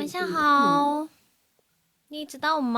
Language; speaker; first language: Chinese; non-native, learner; Korean